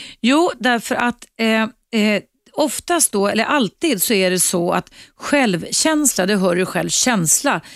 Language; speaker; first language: Swedish; native; Swedish